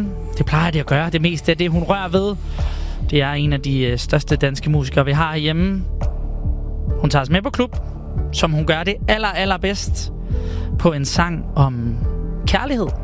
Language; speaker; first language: Danish; native; Danish